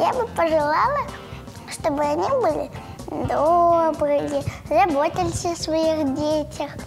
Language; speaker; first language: Russian; native; Russian